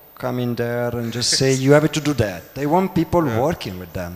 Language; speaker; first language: English; non-native, fluent; Italian